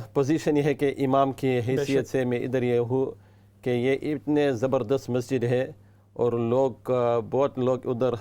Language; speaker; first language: Urdu; non-native, learner; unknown